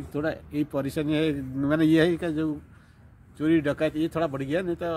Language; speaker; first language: Hindi; non-native, local second language; Odia